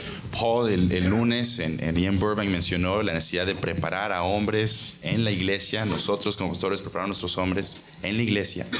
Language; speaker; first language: Spanish; native; Spanish